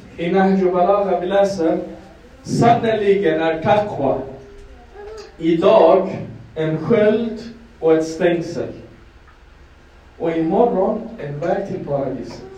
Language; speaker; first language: Swedish; non-native, fluent; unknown